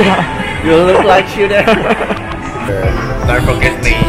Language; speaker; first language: English; non-native, learner; Thai